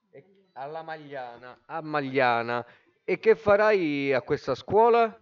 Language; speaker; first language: Italian; native; Italian